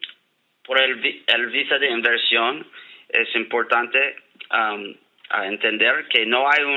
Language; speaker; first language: Spanish; non-native, learner; English